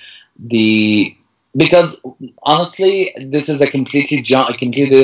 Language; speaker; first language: English; non-native, fluent; Arabic